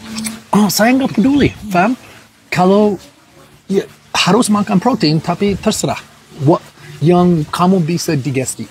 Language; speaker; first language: Indonesian; non-native, fluent; English